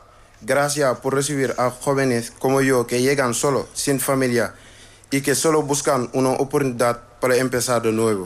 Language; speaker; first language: Spanish; non-native, fluent; Wolof